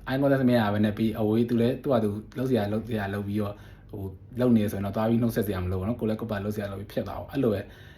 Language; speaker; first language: Burmese; native; Burmese